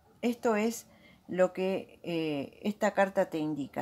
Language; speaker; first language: Spanish; native; Spanish